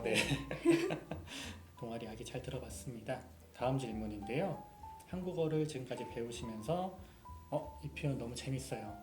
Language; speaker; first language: Korean; native; Korean